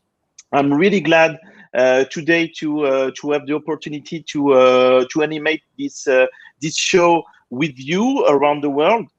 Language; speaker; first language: English; non-native, fluent; French